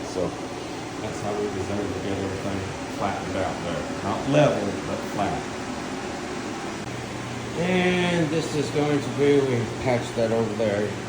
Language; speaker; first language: English; native; English